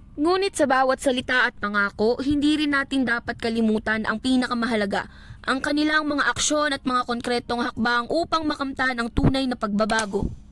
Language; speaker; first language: Filipino; native; Filipino